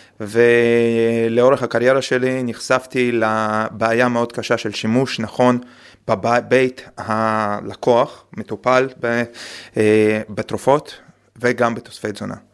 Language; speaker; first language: Hebrew; non-native, fluent; Russian